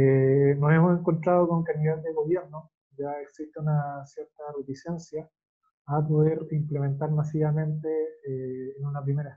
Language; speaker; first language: Spanish; native; Spanish